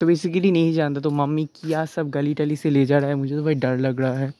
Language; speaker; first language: Hindi; non-native, local second language; Bangla